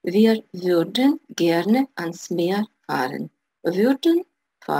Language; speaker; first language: German; non-native, fluent; Russian